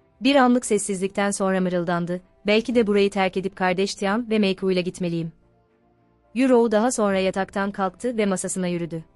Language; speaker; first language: Turkish; native; Turkish